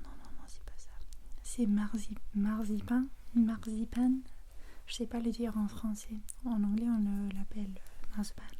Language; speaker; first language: French; non-native, fluent; English